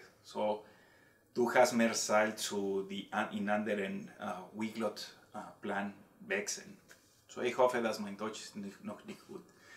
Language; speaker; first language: German; non-native, learner; Spanish